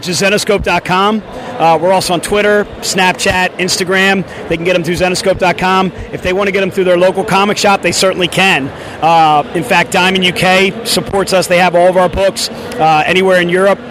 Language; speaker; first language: English; native; English